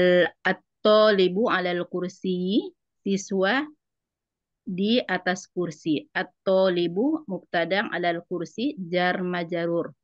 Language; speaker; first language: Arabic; non-native, learner; Malay